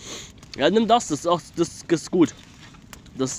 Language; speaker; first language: German; native; German